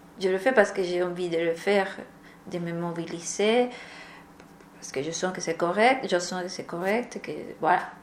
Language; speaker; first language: French; non-native, learner; Spanish